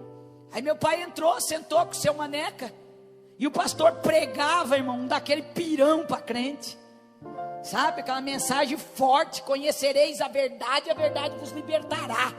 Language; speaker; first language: Portuguese; native; Portuguese